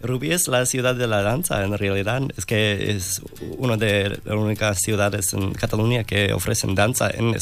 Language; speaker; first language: Spanish; non-native, fluent; English